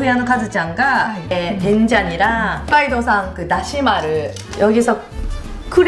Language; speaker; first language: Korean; non-native, fluent; Japanese